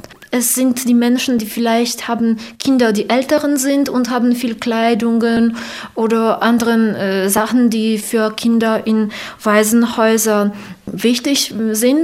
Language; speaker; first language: German; non-native, fluent; Polish